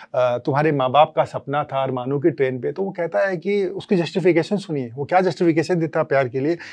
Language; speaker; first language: Hindi; native; Hindi